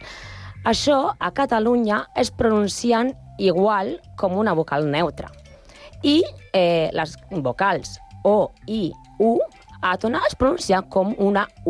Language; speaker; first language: Catalan; non-native, learner; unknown